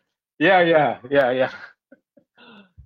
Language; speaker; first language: English; non-native, learner; Indonesian